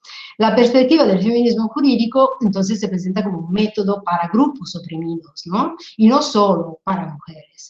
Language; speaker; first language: Spanish; non-native, fluent; Italian